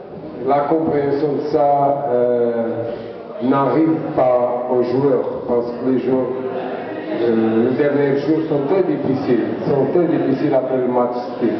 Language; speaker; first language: French; non-native, learner; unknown